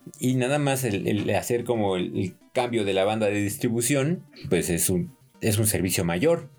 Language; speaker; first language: Spanish; native; Spanish